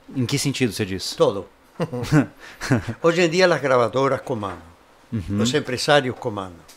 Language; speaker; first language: Portuguese; non-native, fluent; Spanish